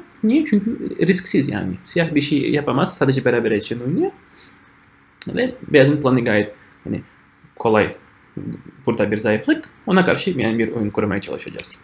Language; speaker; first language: Turkish; non-native, fluent; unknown